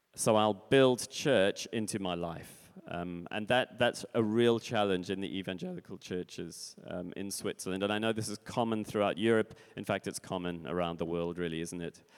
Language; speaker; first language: English; native; English